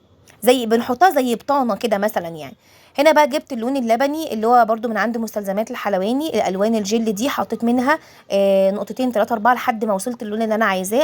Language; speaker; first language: Arabic; native; Arabic